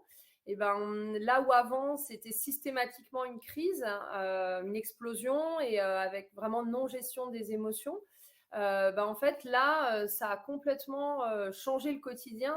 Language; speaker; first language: French; native; French